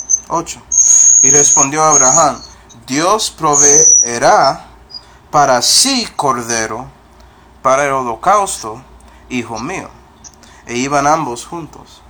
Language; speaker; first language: Spanish; non-native, fluent; English